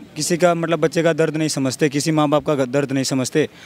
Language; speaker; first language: Hindi; non-native, local second language; Gujarati